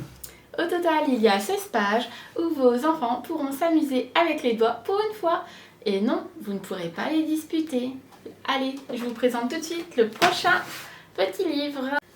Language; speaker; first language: French; native; French